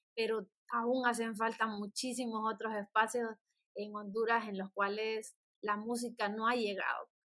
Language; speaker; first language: Spanish; native; Spanish